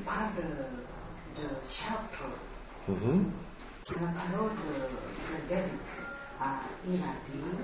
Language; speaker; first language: French; non-native, learner; Japanese